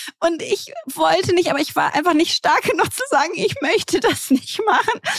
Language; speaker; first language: German; native; German